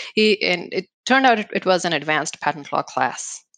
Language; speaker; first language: English; non-native, local second language; Hindi